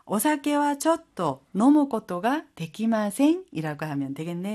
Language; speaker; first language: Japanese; non-native, fluent; Korean